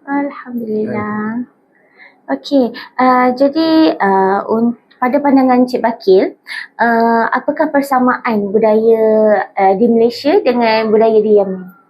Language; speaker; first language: Malay; native; Malay